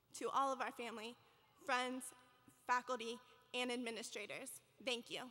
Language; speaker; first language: English; native; English